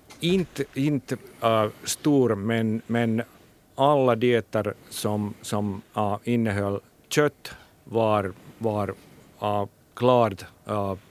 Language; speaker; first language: Swedish; non-native, local second language; Finnish